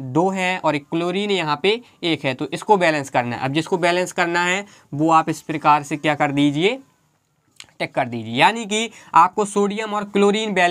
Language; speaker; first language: Hindi; native; Hindi